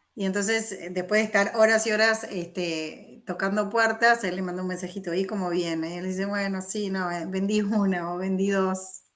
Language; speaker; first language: Spanish; native; Spanish